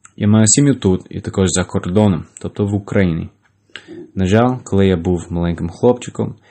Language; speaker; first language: Ukrainian; non-native, learner; English